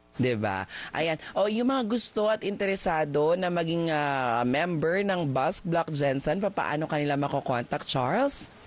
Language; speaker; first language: Filipino; native; Filipino